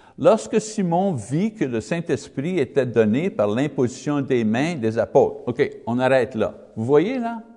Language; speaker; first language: French; non-native, learner; English